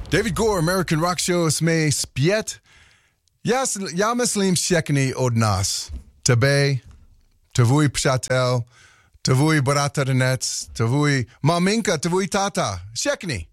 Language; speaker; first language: Czech; non-native, learner; English